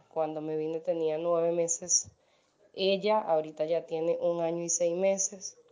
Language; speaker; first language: Spanish; native; Spanish